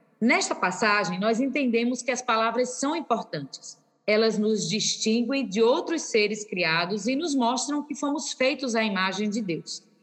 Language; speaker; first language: Portuguese; native; Portuguese